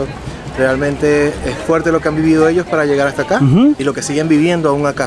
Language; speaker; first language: Spanish; native; Spanish